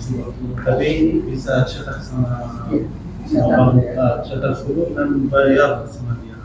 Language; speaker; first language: Indonesian; non-native, fluent; Arabic